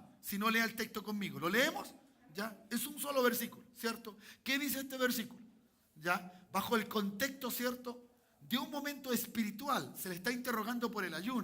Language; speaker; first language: Spanish; native; Spanish